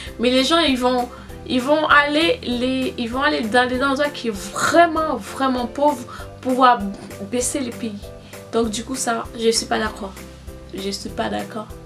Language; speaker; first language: French; non-native, local second language; Haitian Creole